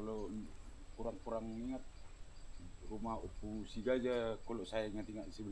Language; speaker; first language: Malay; non-native, local second language; Batak Toba